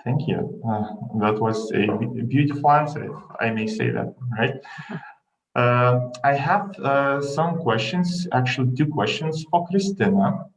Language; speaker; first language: English; non-native, fluent; Lithuanian